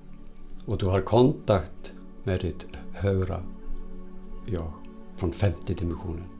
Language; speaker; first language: Swedish; non-native, fluent; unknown